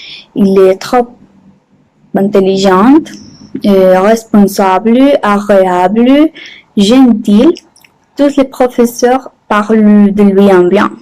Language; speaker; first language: French; non-native, learner; Spanish